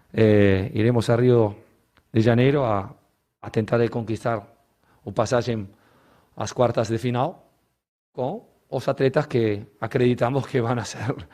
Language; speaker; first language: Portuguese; non-native, learner; Spanish